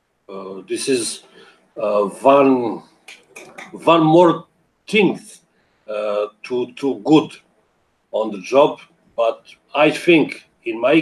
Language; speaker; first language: English; non-native, learner; Serbian